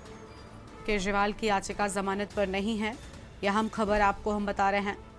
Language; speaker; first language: Hindi; native; Hindi